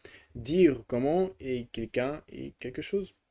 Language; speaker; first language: French; non-native, learner; Russian